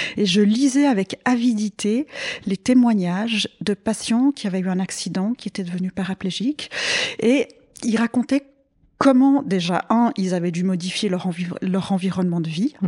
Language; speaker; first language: French; native; French